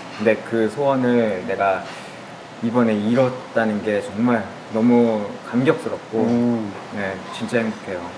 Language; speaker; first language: Korean; native; Korean